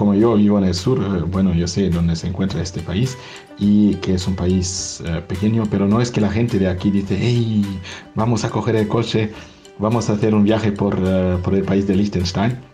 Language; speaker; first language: Spanish; non-native, fluent; German